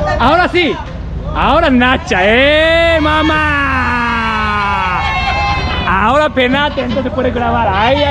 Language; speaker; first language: Spanish; non-native, learner; Japanese